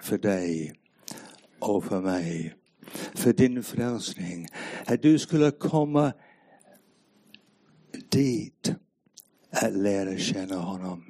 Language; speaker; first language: Swedish; non-native, fluent; English